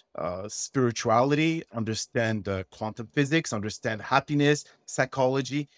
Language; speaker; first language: English; non-native, fluent; French